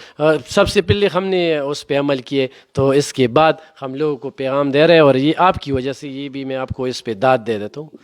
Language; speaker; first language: Urdu; non-native, local second language; Pashto